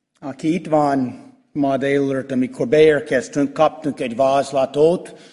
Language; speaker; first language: Hungarian; non-native, fluent; English